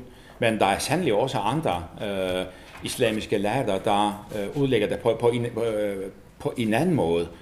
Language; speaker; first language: Danish; non-native, fluent; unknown